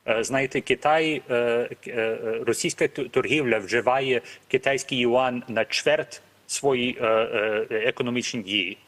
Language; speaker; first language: Ukrainian; early bilingual, heritage; Ukrainian